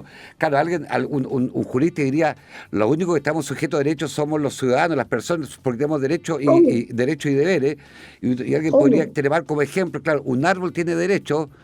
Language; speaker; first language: Spanish; native; Spanish